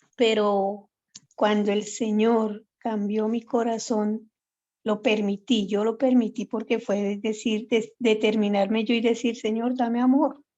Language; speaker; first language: Spanish; native; Spanish